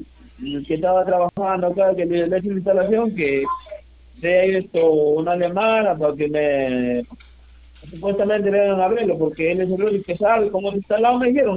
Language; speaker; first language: Spanish; native; Spanish